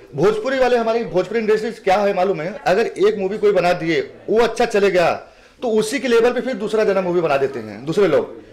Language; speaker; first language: Hindi; native; Hindi